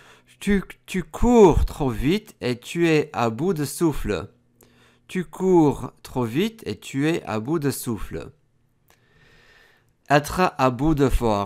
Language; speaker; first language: French; non-native, fluent; English